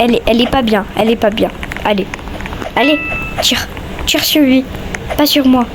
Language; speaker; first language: French; native; French